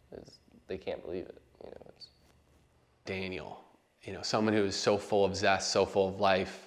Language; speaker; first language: English; native; English